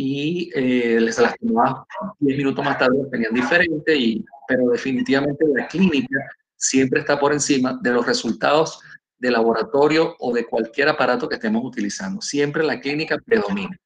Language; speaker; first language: Spanish; native; Spanish